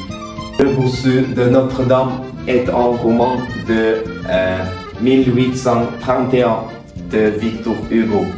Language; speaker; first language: French; non-native, learner; Norwegian